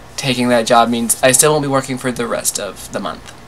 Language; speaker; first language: English; native; English